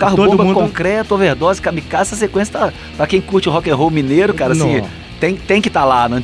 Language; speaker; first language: Portuguese; native; Portuguese